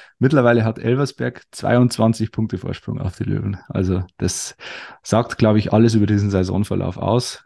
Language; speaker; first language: German; native; German